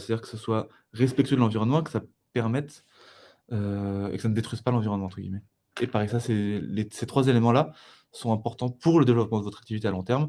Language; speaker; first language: French; native; French